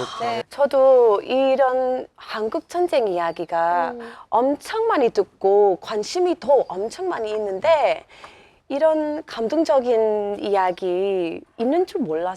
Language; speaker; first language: Korean; non-native, fluent; English